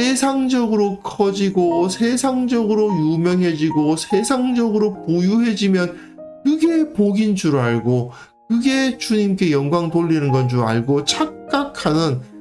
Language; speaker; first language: Korean; native; Korean